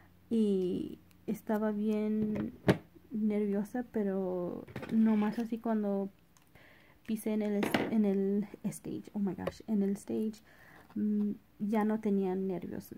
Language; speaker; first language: Spanish; early bilingual, other home language; English